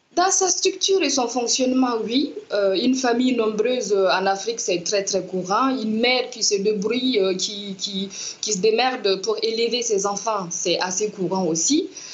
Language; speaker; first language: French; non-native, local second language; Mossi